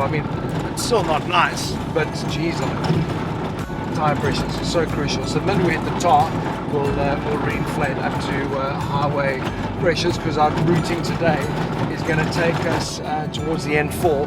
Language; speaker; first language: English; native; English